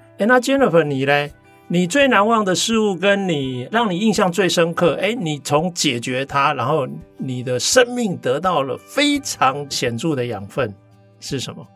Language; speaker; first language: Chinese; native; Chinese